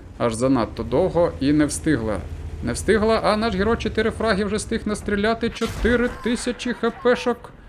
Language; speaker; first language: Ukrainian; non-native, local second language; Russian